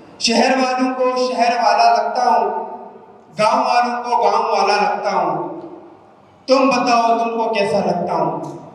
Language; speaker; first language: Urdu; non-native, local second language; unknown